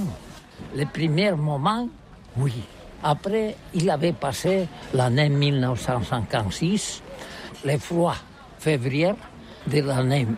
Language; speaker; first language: French; non-native, learner; Catalan